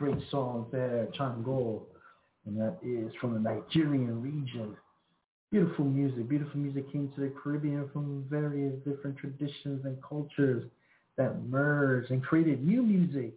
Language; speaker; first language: English; early bilingual, other home language; Spanish